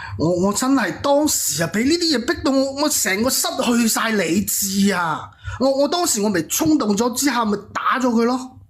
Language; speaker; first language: Cantonese; non-native, local second language; Min Nan Chinese